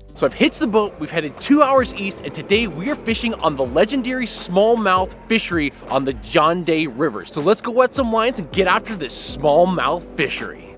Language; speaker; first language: English; native; English